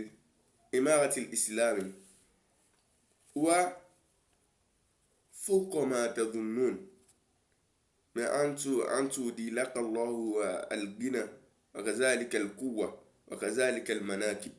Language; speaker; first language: Arabic; non-native, learner; Yoruba